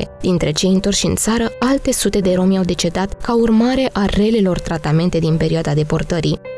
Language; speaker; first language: Romanian; native; Romanian